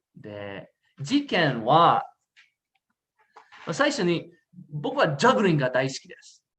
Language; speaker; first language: Japanese; non-native, learner; English